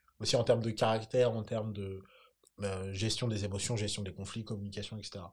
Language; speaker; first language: French; native; French